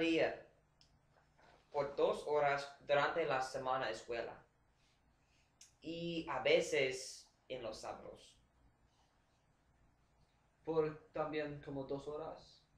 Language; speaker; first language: Spanish; non-native, learner; English